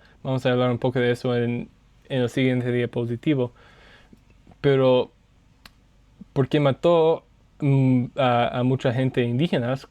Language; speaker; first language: Spanish; non-native, learner; English